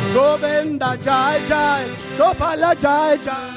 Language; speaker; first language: English; non-native, fluent; Czech